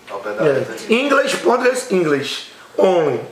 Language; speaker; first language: English; non-native, learner; Portuguese